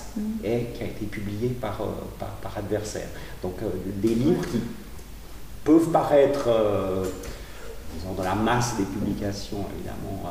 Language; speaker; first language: French; native; French